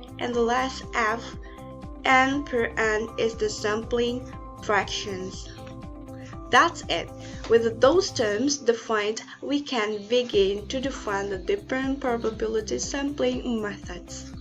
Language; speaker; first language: English; non-native, learner; Indonesian